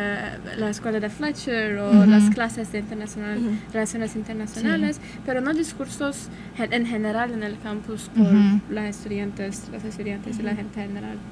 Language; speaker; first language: Spanish; non-native, learner; English